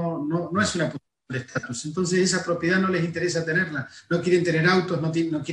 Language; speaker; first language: Spanish; native; Spanish